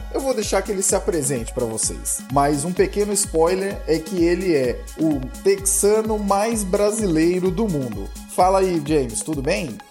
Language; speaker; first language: Portuguese; native; Portuguese